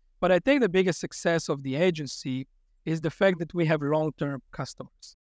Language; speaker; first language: English; non-native, fluent; Hebrew